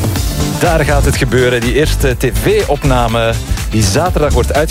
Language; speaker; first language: Dutch; native; Dutch